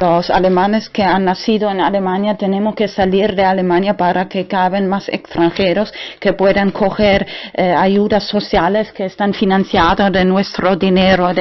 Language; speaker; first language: Spanish; non-native, learner; German